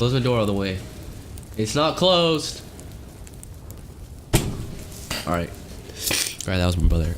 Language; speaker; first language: English; native; English